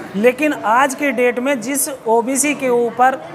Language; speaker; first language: Hindi; native; Hindi